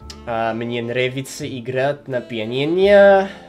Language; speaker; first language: Russian; non-native, learner; English